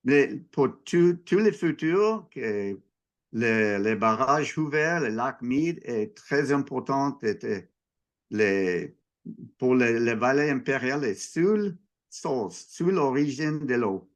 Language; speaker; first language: French; non-native, learner; English